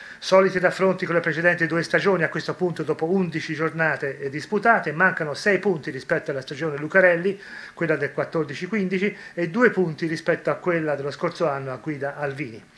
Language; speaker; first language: Italian; native; Italian